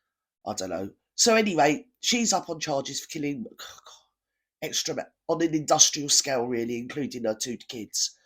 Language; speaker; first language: English; native; English